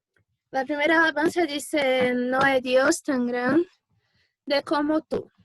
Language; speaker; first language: Spanish; non-native, fluent; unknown